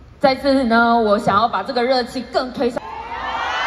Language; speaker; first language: Chinese; native; Chinese